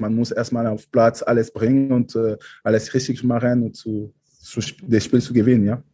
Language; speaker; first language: German; non-native, fluent; French